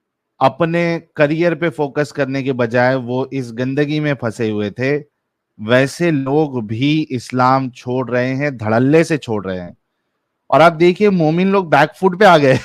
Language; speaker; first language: Hindi; native; Hindi